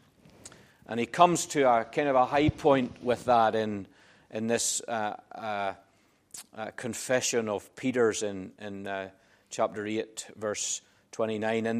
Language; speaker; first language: English; native; English